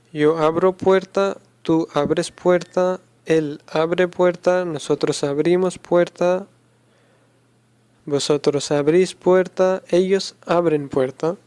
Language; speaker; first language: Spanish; non-native, learner; Urdu